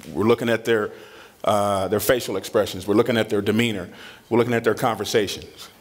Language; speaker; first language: English; native; English